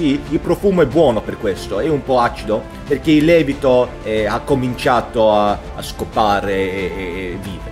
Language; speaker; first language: Italian; non-native, learner; Swedish